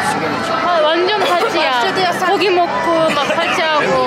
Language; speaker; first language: Korean; non-native, fluent; Turkish